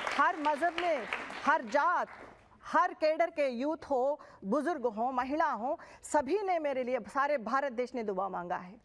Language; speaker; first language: Hindi; non-native, local second language; Telugu